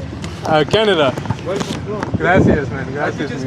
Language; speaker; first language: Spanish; non-native, learner; English